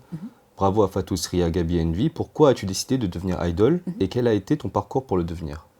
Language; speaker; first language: French; native; French